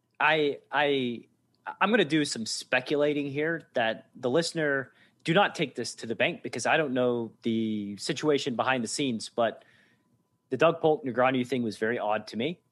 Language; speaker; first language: English; native; English